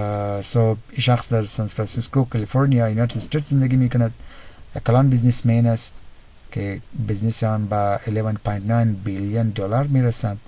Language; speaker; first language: Persian; native; Persian